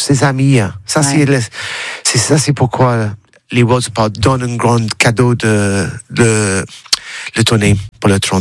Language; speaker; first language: French; non-native, learner; English